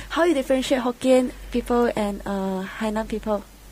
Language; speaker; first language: English; non-native, local second language; Chinese